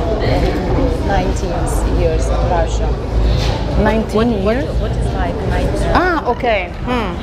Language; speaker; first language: English; non-native, learner; Italian